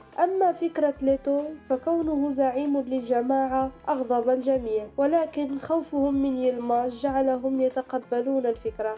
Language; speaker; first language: Arabic; native; Arabic